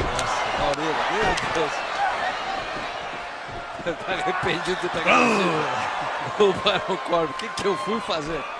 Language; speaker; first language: Portuguese; native; Portuguese